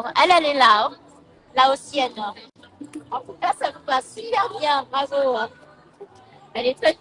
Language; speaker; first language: French; early bilingual, other home language; Vietnamese